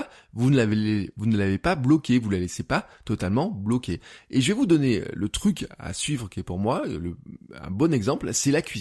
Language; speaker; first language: French; native; French